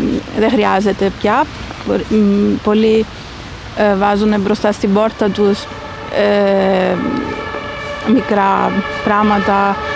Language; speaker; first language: Greek; early bilingual, heritage; Greek